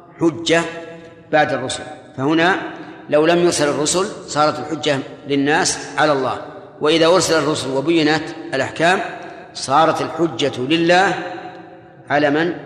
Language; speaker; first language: Arabic; native; Arabic